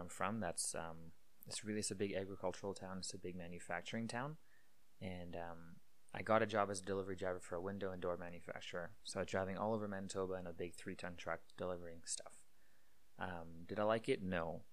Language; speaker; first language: English; native; English